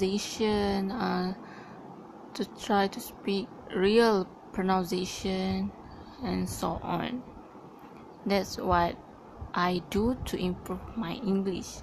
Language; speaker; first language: English; non-native, learner; Malay